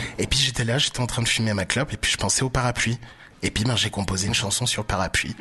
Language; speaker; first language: French; early bilingual, other home language; Baoulé